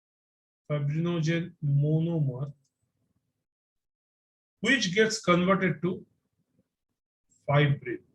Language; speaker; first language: English; non-native, local second language; Bangla